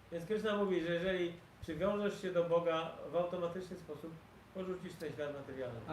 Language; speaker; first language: Polish; native; Polish